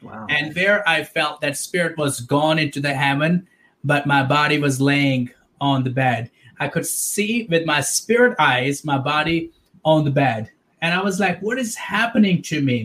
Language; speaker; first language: English; non-native, local second language; Urdu